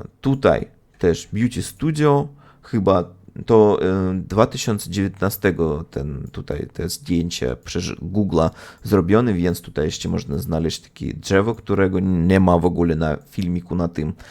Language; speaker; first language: Polish; non-native, fluent; Russian